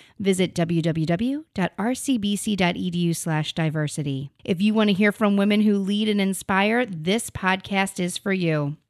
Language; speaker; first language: English; native; English